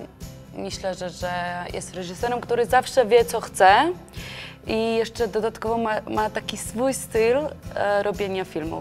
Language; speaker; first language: Polish; non-native, learner; Georgian